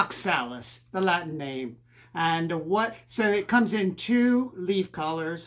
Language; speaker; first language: English; native; English